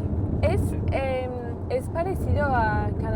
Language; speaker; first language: Spanish; non-native, learner; English